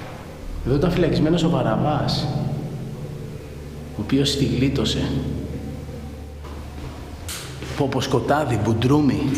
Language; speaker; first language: Greek; native; Greek